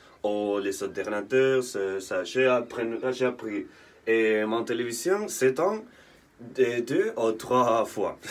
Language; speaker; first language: French; non-native, learner; Spanish